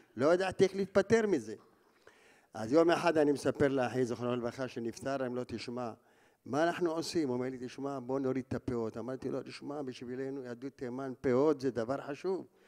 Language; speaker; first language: Hebrew; early bilingual, other home language; Arabic